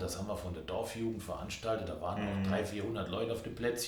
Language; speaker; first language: German; native; German